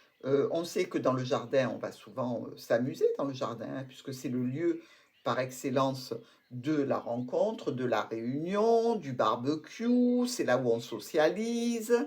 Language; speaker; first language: French; native; French